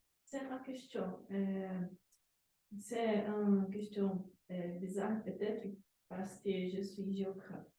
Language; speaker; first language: French; non-native, learner; Portuguese